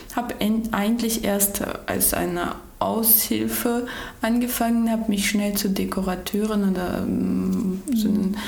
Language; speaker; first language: German; early bilingual, other home language; Georgian